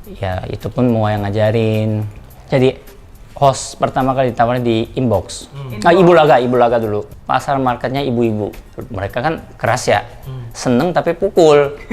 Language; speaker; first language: Indonesian; non-native, fluent; Korean